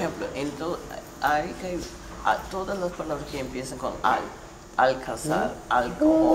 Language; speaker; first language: Spanish; non-native, fluent; English